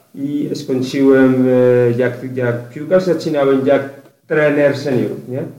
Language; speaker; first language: Polish; non-native, learner; Spanish